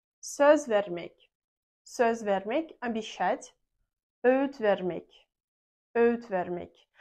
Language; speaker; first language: Turkish; non-native, fluent; Russian